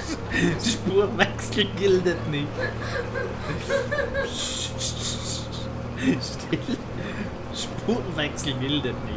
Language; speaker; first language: German; native; German